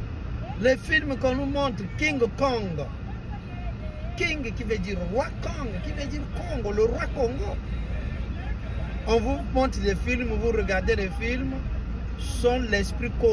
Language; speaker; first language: French; non-native, local second language; Kongo